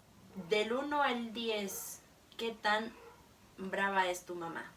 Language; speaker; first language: Spanish; native; Spanish